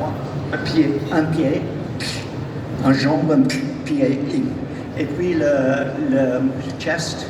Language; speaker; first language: French; non-native, learner; English